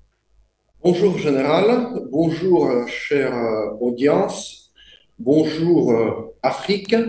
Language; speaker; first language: French; non-native, fluent; Russian